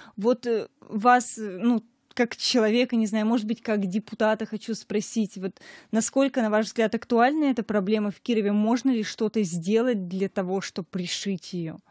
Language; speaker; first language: Russian; native; Russian